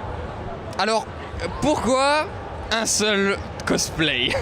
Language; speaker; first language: French; native; French